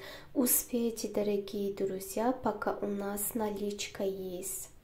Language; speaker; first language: Russian; non-native, learner; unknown